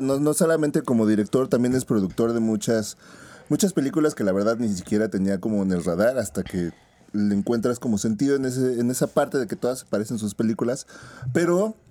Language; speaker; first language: Spanish; native; Spanish